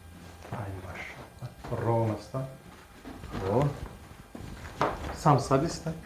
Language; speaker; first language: Russian; non-native, learner; Tajik